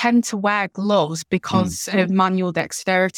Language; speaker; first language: English; native; English